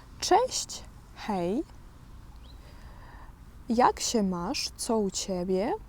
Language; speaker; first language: Polish; non-native, fluent; Ukrainian